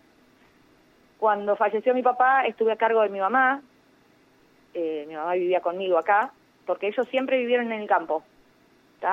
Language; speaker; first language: Spanish; native; Spanish